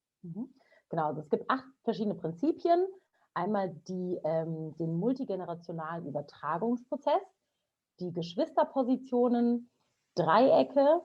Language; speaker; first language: German; native; German